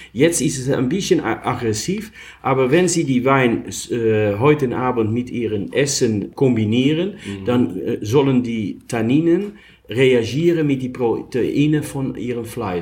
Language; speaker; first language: German; non-native, learner; Dutch